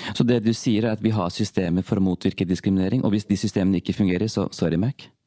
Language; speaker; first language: Norwegian; early bilingual, other home language; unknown